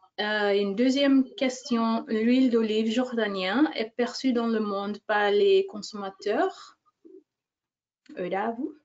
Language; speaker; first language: French; non-native, fluent; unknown